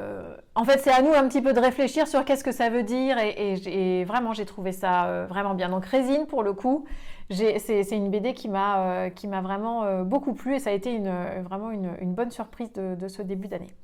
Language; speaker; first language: French; native; French